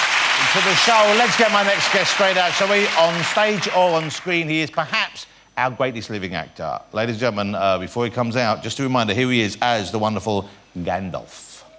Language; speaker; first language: English; native; English